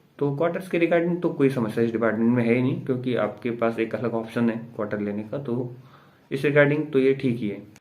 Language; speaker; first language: Hindi; native; Hindi